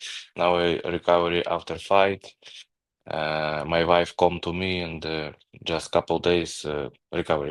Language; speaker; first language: English; non-native, learner; Ukrainian